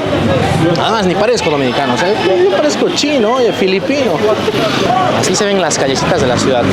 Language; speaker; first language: Spanish; native; Spanish